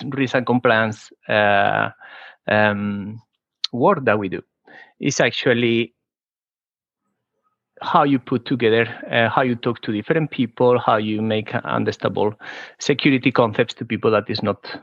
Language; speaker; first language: English; non-native, fluent; Spanish